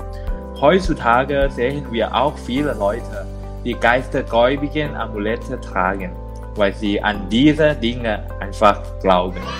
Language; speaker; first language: German; non-native, learner; Thai